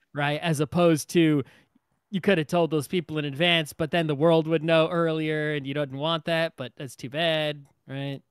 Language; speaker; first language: English; native; English